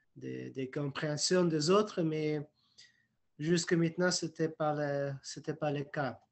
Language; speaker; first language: French; non-native, fluent; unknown